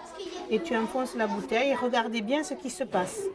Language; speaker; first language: French; native; French